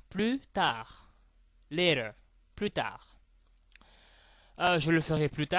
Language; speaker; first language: French; non-native, fluent; English